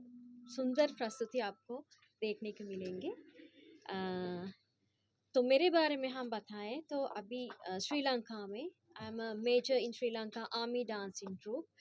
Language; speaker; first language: Hindi; non-native, fluent; Sinhala